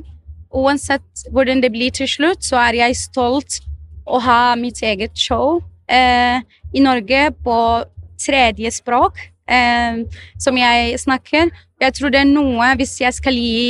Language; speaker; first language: Norwegian; non-native, fluent; Arabic